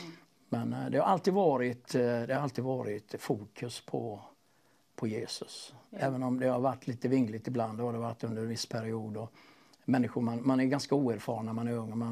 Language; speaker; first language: Swedish; native; Swedish